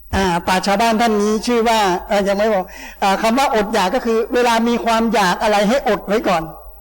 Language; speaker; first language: Thai; native; Thai